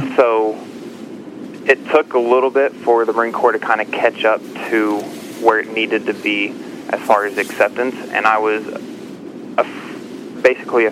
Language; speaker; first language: English; native; English